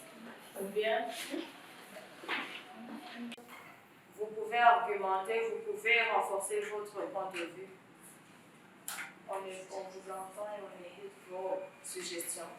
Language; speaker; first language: French; non-native, local second language; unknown